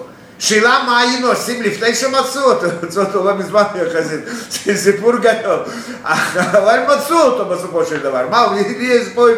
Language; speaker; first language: Hebrew; non-native, fluent; Russian